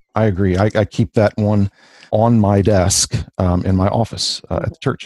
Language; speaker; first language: English; native; English